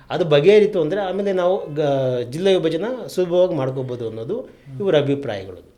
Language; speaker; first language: Kannada; native; Kannada